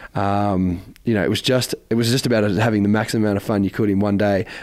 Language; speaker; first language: English; native; English